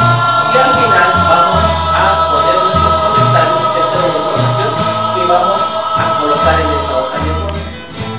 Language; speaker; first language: Spanish; native; Spanish